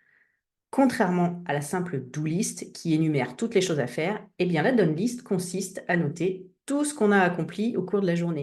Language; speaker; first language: French; native; French